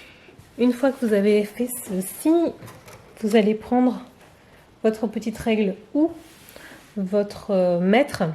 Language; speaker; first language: French; native; French